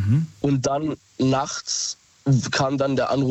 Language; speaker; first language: German; native; German